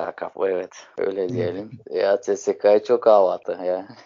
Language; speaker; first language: Turkish; native; Turkish